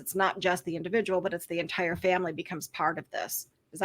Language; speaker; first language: English; native; English